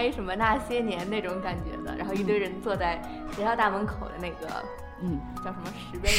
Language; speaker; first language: Chinese; native; Chinese